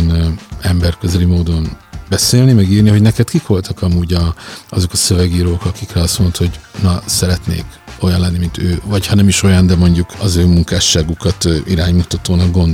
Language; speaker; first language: Hungarian; native; Hungarian